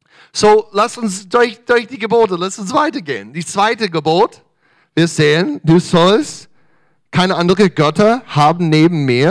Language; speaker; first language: German; non-native, fluent; English